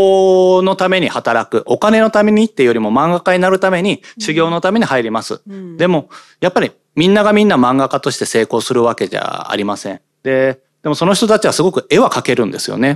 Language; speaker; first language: Japanese; native; Japanese